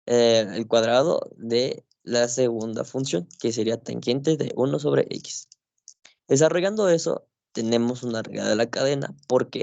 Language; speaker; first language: Spanish; native; Spanish